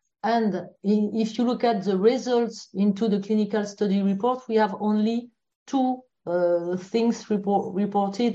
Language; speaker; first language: English; non-native, fluent; French